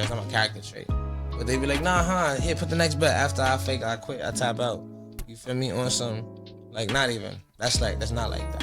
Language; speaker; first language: English; native; English